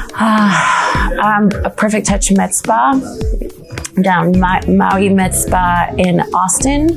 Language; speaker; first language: English; non-native, fluent; Spanish